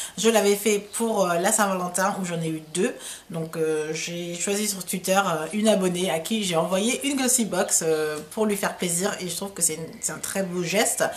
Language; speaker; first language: French; native; French